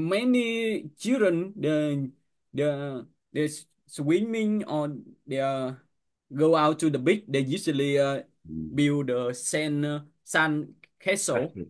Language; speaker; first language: English; non-native, learner; Vietnamese